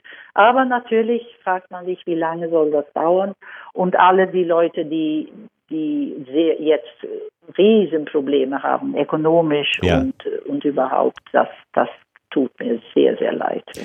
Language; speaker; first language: German; non-native, fluent; Swedish